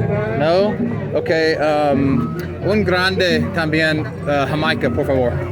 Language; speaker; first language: Spanish; non-native, learner; English